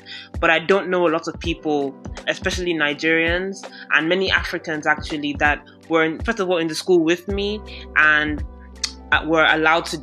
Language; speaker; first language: English; non-native, local second language; Yoruba